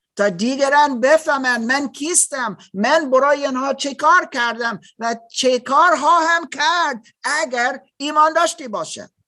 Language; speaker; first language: Persian; non-native, learner; German